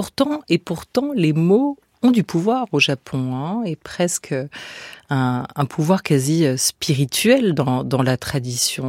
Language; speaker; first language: French; native; French